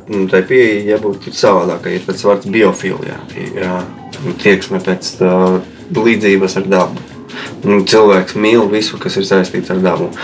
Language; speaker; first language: Latvian; non-native, local second language; Russian